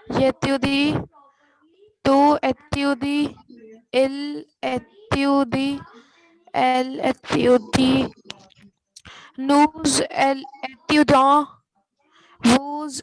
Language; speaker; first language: French; non-native, learner; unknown